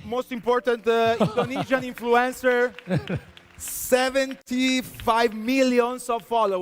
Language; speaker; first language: English; non-native, fluent; Italian